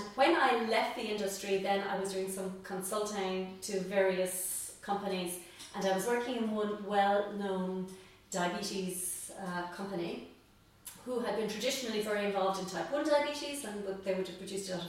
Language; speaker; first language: English; native; English